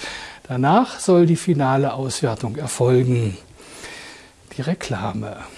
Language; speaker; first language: German; native; German